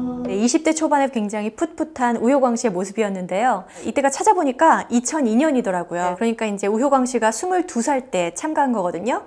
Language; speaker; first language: Korean; native; Korean